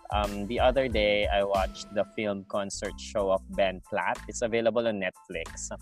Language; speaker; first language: English; non-native, local second language; Filipino